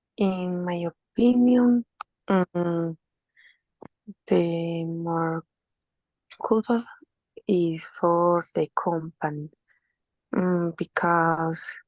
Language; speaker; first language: English; non-native, learner; Spanish